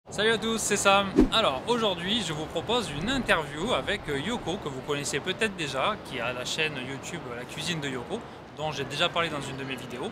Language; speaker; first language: French; native; French